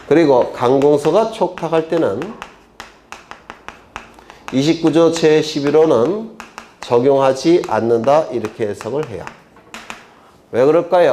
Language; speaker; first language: Korean; native; Korean